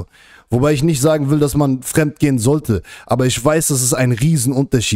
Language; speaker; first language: German; native; German